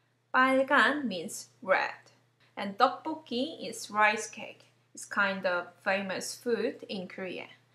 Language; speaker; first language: English; non-native, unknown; Korean